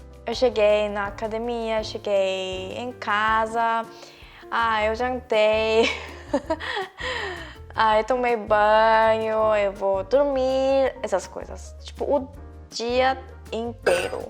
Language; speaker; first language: Portuguese; non-native, fluent; Korean